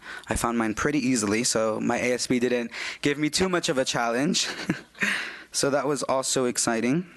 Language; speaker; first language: English; early bilingual, other home language; Spanish